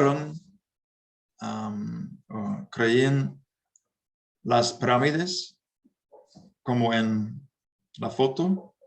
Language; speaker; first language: Spanish; non-native, learner; English